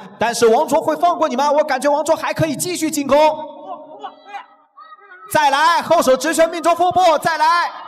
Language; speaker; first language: Chinese; native; Chinese